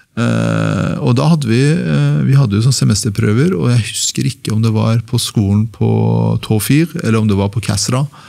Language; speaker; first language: Norwegian; early bilingual, other home language; Persian